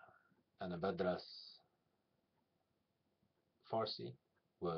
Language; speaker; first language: Arabic; non-native, learner; English